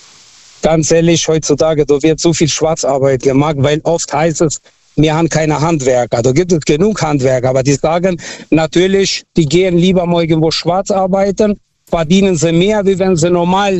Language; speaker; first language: German; non-native, fluent; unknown